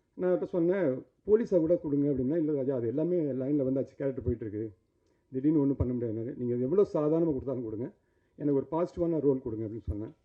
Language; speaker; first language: Tamil; native; Tamil